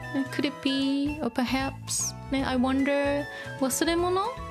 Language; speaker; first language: English; non-native, fluent; Japanese